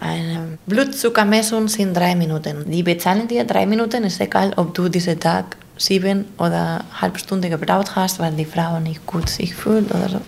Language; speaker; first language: German; non-native, fluent; Spanish